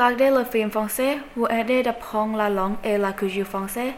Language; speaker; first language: French; non-native, learner; Chinese